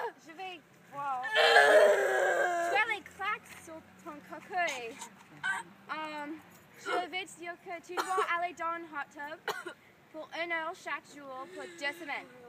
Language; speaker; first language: French; non-native, learner; English